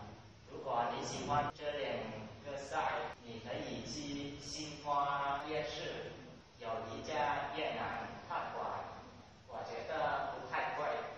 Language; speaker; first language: Chinese; non-native, learner; Vietnamese